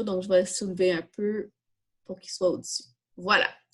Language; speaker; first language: French; native; French